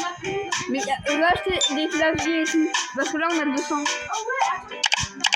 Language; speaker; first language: French; native; French